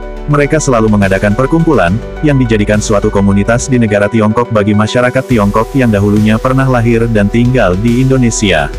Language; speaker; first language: Indonesian; native; Indonesian